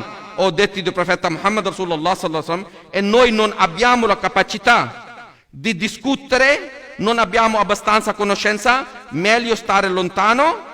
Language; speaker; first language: Italian; non-native, learner; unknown